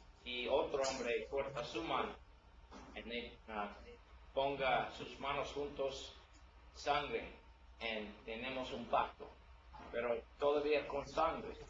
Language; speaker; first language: Spanish; non-native, learner; English